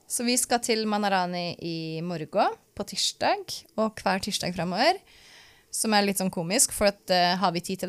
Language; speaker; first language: Norwegian; native; Norwegian